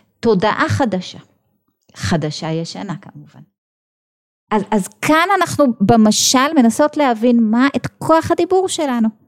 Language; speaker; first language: Hebrew; native; Hebrew